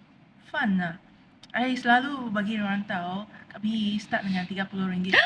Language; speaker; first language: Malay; non-native, local second language; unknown